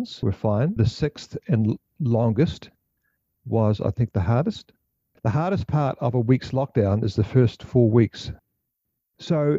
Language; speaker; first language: English; native; English